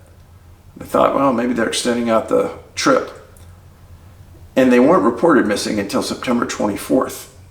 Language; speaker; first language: English; native; English